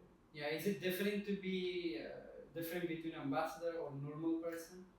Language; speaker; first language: English; non-native, fluent; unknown